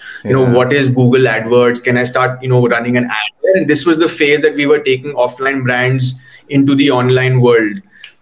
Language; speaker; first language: English; non-native, local second language; Hindi